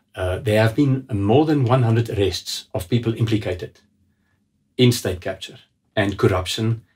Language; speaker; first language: English; non-native, local second language; Afrikaans